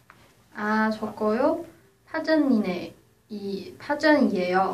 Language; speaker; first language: Korean; non-native, learner; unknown